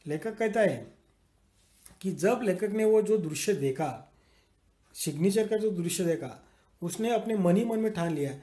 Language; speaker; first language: Hindi; non-native, local second language; Marathi